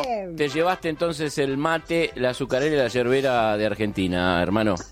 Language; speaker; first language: Spanish; native; Spanish